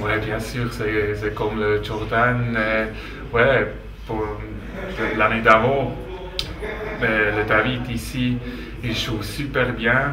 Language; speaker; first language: French; non-native, local second language; German